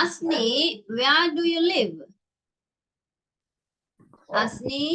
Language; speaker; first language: English; non-native, local second language; Tamil